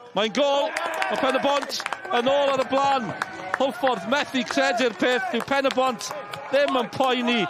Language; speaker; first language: Welsh; native; Welsh